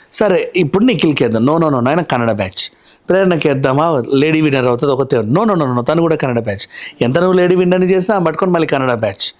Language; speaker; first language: Telugu; native; Telugu